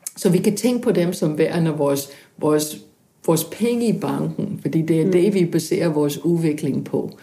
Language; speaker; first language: Danish; non-native, fluent; English